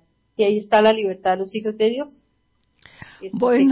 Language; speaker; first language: Spanish; native; Spanish